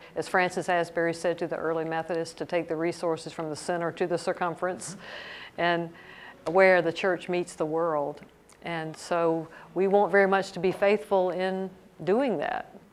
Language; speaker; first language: English; native; English